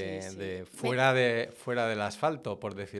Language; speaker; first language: Spanish; native; Spanish